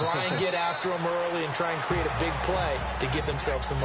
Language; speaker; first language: English; native; English